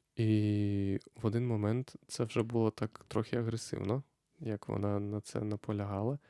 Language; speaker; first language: Ukrainian; non-native, fluent; Lithuanian